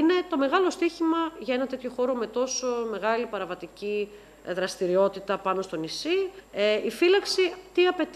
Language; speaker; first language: Greek; native; Greek